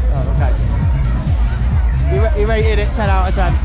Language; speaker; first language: English; native; English